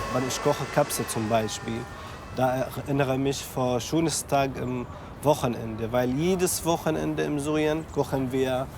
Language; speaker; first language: German; non-native, learner; Arabic